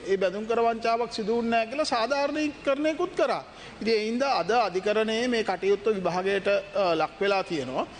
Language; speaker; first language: Sinhala; native; Sinhala